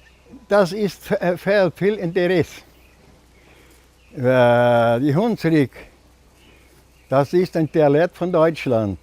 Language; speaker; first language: German; early bilingual, heritage; German